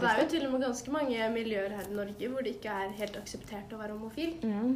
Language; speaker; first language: Norwegian; native; Norwegian